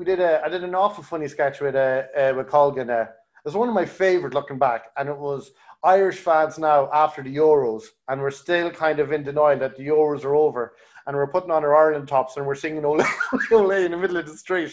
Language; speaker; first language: English; native; English